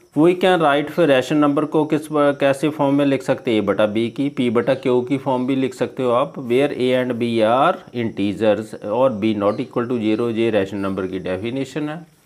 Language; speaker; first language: Hindi; non-native, local second language; Punjabi